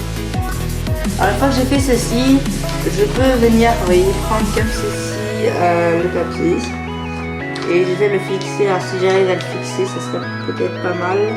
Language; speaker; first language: French; native; French